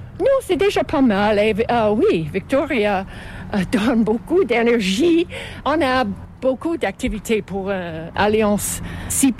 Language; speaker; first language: French; non-native, fluent; English